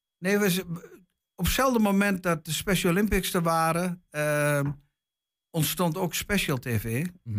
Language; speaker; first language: Dutch; native; Dutch